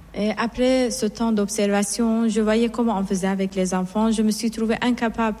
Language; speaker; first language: French; non-native, fluent; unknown